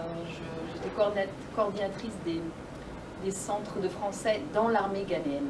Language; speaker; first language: French; native; French